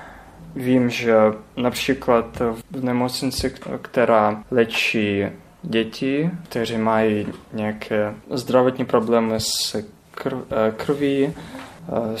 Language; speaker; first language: Czech; non-native, learner; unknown